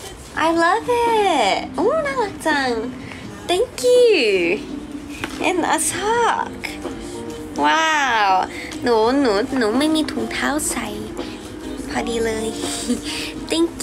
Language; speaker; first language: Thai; native; Thai